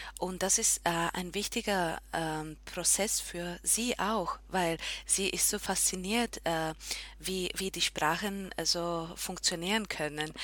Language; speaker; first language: German; non-native, fluent; Slovak